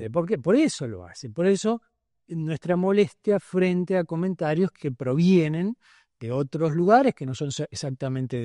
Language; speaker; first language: Spanish; native; Spanish